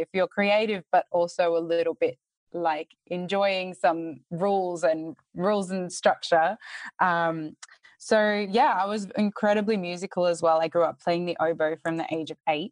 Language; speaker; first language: English; native; English